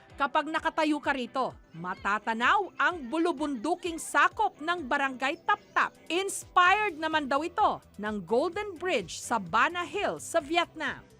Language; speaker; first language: Filipino; native; Filipino